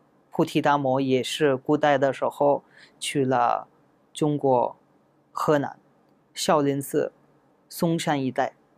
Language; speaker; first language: Chinese; non-native, fluent; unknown